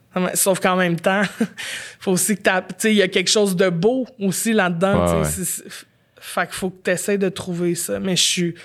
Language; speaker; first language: French; native; French